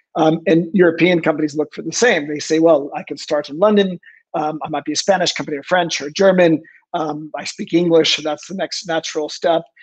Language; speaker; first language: English; native; English